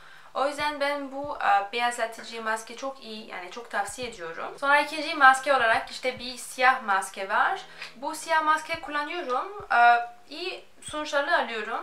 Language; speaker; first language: Turkish; non-native, fluent; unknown